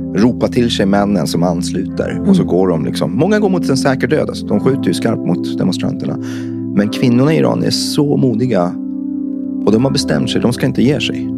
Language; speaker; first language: Swedish; early bilingual, other home language; Persian